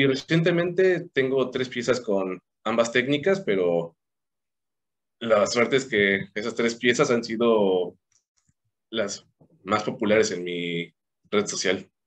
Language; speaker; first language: Spanish; native; Spanish